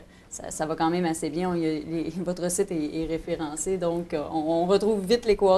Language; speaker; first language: French; native; French